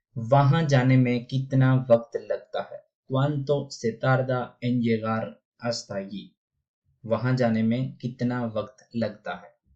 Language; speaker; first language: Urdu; non-native, local second language; Punjabi